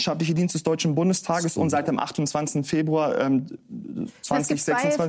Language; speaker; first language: German; native; German